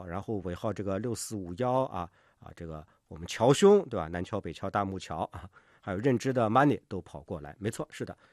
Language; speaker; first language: Chinese; native; Chinese